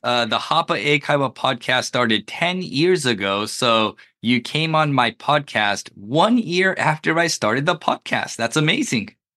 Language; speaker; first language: English; early bilingual, other home language; Japanese